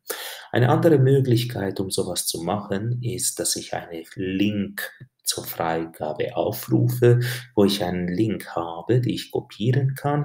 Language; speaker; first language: German; non-native, fluent; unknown